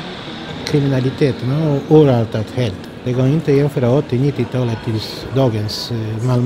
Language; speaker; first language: Swedish; non-native, fluent; Polish